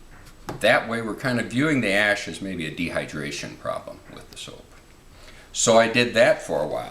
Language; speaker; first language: English; native; English